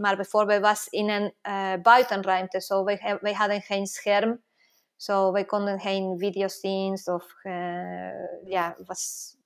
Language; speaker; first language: Dutch; non-native, fluent; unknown